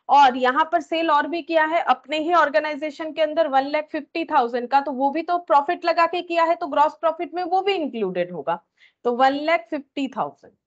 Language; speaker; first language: Hindi; native; Hindi